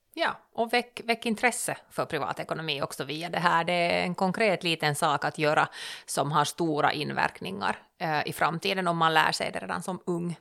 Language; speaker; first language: Swedish; native; Swedish